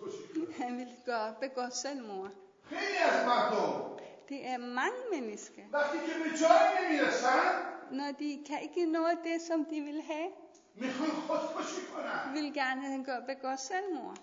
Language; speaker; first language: Danish; non-native, learner; Persian